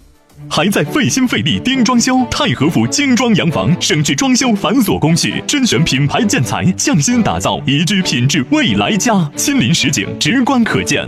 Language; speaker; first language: Chinese; native; Chinese